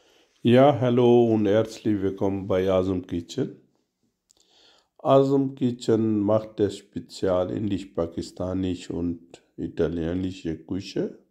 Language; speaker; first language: German; non-native, learner; Urdu